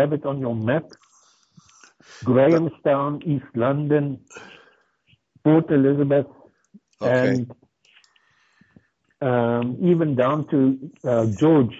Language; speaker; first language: English; non-native, local second language; Afrikaans